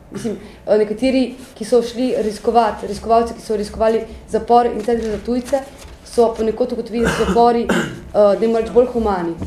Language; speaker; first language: Slovenian; native; Slovenian